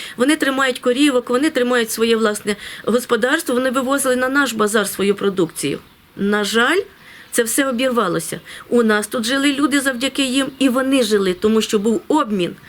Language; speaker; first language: Ukrainian; native; Ukrainian